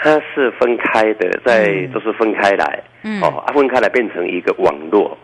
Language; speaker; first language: Chinese; native; Chinese